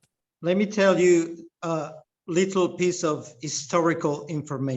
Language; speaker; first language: English; non-native, fluent; Italian